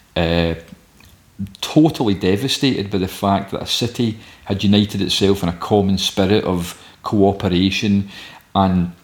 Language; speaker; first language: English; native; English